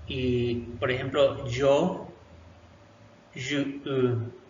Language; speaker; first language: Spanish; non-native, local second language; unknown